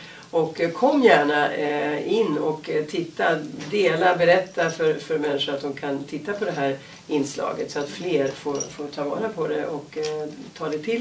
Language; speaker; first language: Swedish; native; Swedish